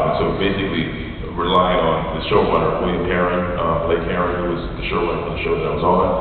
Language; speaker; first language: English; native; English